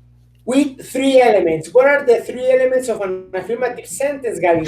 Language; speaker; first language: English; non-native, fluent; Spanish